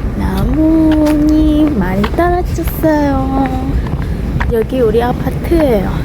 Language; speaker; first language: Korean; non-native, learner; Hmong